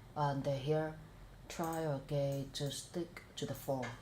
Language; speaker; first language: English; non-native, fluent; Vietnamese